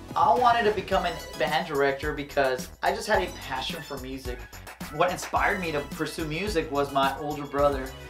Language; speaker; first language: English; native; English